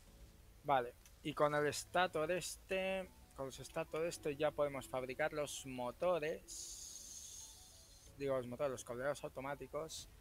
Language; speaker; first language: Spanish; native; Spanish